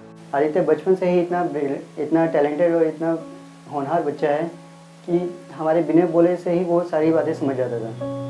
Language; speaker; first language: Hindi; native; Hindi